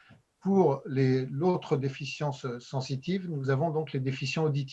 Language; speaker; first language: French; native; French